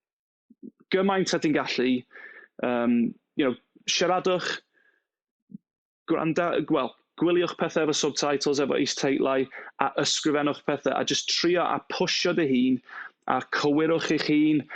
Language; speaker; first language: Welsh; non-native, local second language; English